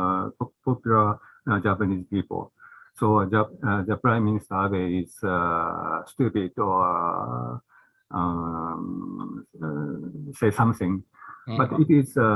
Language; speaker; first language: English; non-native, learner; Japanese